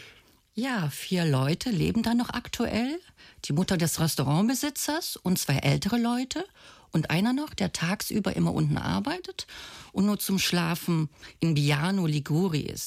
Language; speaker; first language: German; native; German